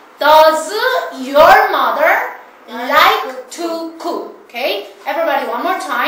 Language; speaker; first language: English; non-native, fluent; Korean